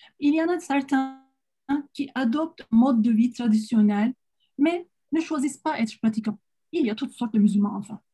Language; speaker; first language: French; non-native, fluent; Turkish